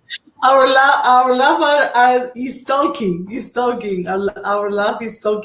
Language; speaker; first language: English; non-native, fluent; Portuguese